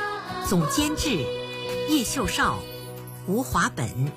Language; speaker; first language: Chinese; native; Chinese